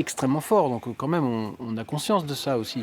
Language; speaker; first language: French; native; French